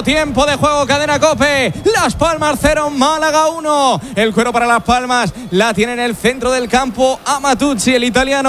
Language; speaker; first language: Spanish; native; Spanish